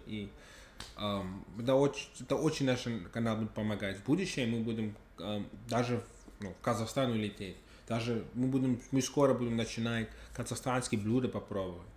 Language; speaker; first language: Russian; non-native, learner; English